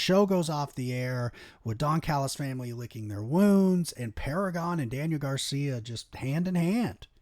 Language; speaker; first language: English; native; English